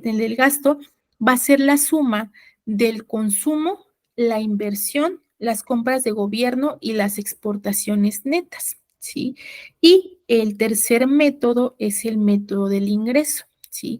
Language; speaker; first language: Spanish; native; Spanish